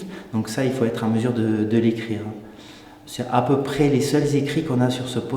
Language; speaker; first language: French; native; French